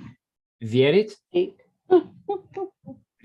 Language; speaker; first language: Russian; non-native, fluent; English